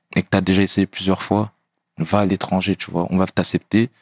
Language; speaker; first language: French; native; French